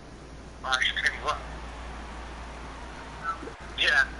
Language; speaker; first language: English; native; English